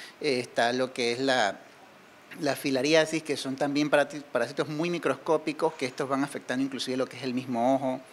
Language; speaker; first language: Spanish; native; Spanish